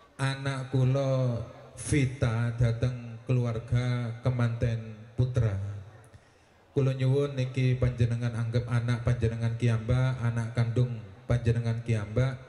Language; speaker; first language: Javanese; non-native, local second language; Madurese